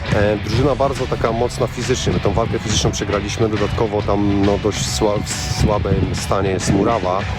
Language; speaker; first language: Polish; native; Polish